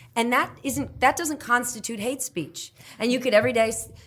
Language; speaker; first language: English; native; English